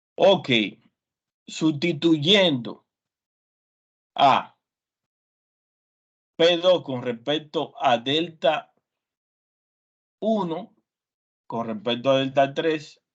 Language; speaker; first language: Spanish; native; Spanish